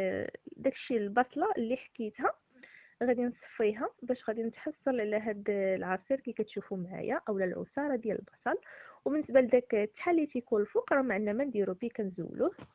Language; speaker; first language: Arabic; native; Arabic